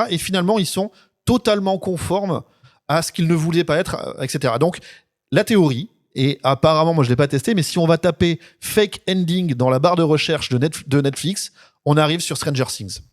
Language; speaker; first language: French; native; French